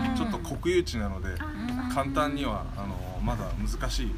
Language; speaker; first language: Japanese; native; Japanese